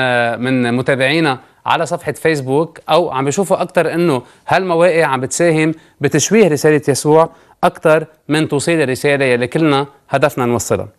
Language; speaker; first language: Arabic; native; Arabic